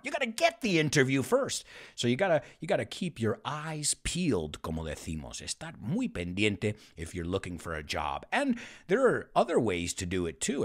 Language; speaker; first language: English; native; English